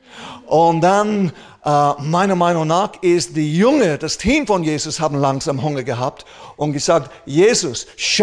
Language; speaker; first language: German; non-native, fluent; English